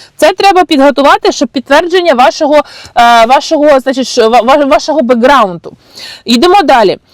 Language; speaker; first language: Ukrainian; non-native, local second language; Russian